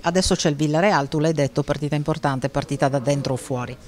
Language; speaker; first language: Italian; native; Italian